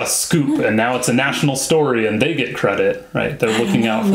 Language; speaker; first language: English; native; English